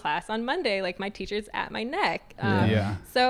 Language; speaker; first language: English; native; English